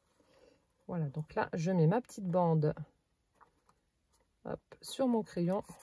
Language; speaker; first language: French; native; French